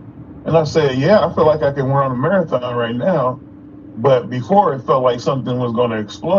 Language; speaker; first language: English; native; English